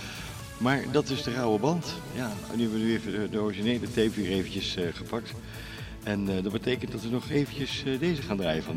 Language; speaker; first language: Dutch; native; Dutch